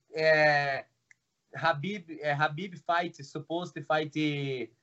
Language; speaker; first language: English; non-native, learner; Portuguese